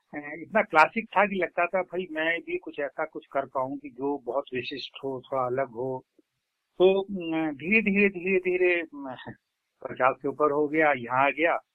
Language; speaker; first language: Hindi; native; Hindi